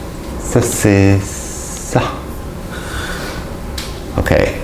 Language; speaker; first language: French; non-native, learner; English